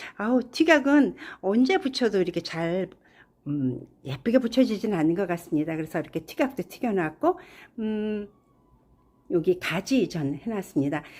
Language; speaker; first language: Korean; native; Korean